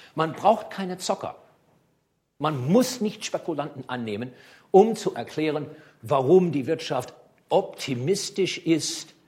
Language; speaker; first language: German; native; German